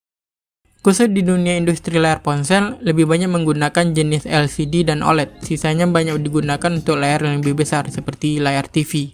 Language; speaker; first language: Indonesian; native; Indonesian